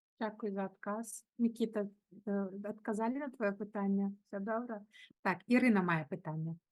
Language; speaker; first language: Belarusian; non-native, local second language; Russian